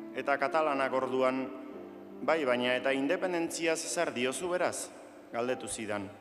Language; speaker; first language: Basque; native; Basque